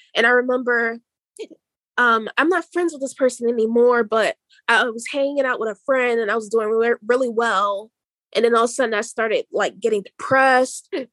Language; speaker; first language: English; native; English